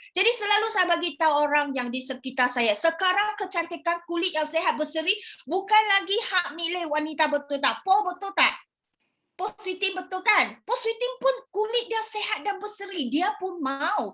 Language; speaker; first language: Malay; non-native, local second language; Chinese